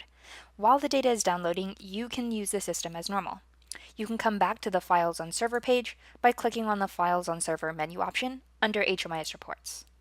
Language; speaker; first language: English; native; English